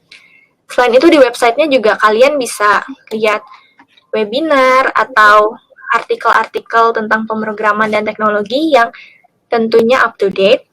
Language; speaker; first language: Indonesian; native; Indonesian